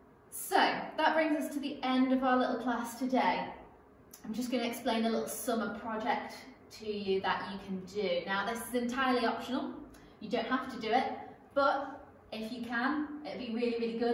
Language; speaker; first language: English; native; English